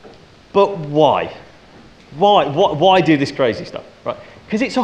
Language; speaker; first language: English; native; English